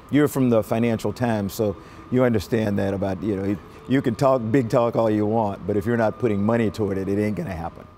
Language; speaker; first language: English; native; English